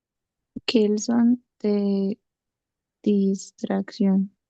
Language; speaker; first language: French; non-native, learner; Spanish